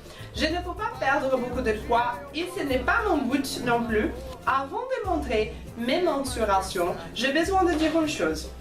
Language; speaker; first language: French; non-native, fluent; Portuguese